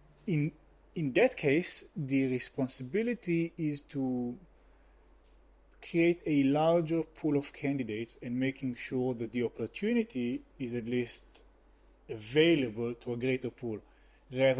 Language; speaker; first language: English; non-native, fluent; Hebrew